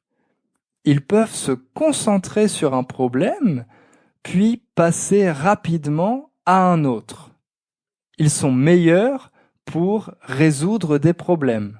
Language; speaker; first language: French; native; French